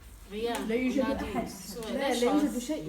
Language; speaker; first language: French; non-native, learner; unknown